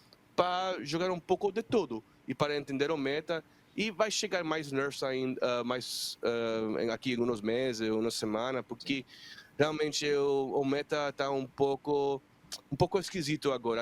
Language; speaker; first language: Portuguese; non-native, fluent; Spanish